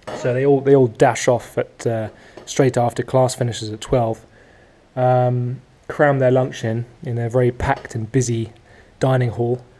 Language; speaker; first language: English; native; English